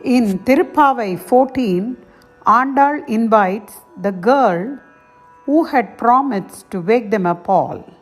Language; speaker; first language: English; non-native, local second language; Tamil